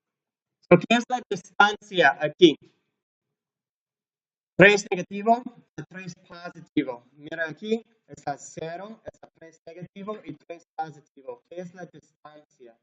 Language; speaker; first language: Spanish; non-native, learner; English